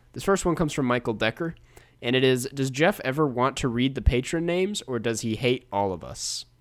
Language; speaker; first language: English; native; English